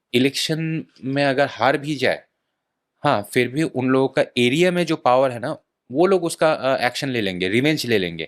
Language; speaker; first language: Hindi; non-native, local second language; Bangla